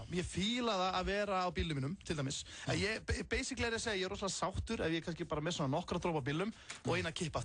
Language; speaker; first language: Icelandic; native; Icelandic